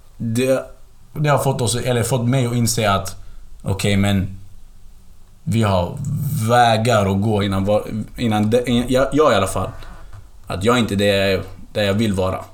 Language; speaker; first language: Swedish; early bilingual, other home language; Kurdish